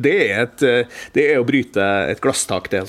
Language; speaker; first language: Norwegian; native; Norwegian